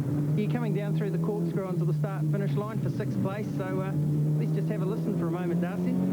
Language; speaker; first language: English; native; English